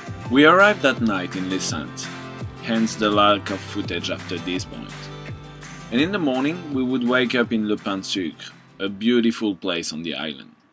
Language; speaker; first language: English; non-native, fluent; French